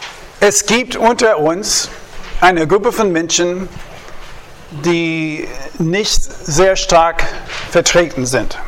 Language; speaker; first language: German; non-native, fluent; English